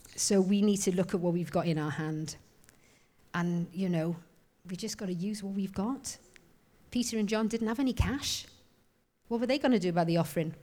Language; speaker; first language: English; native; English